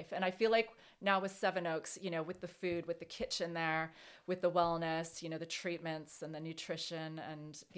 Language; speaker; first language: English; native; English